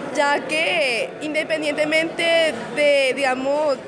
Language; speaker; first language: Spanish; native; Spanish